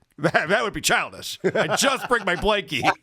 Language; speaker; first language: English; native; English